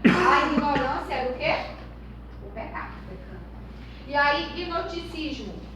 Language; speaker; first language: Portuguese; native; Portuguese